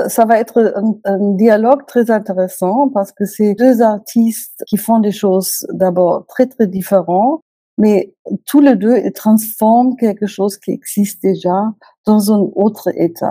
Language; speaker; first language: French; non-native, fluent; German